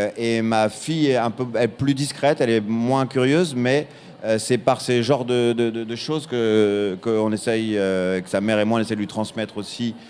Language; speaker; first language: French; native; French